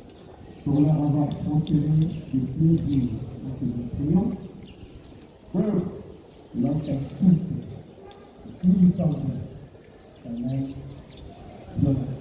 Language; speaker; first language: French; non-native, local second language; Lingala